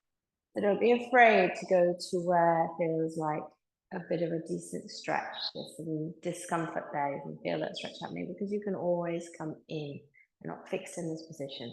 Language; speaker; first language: English; native; English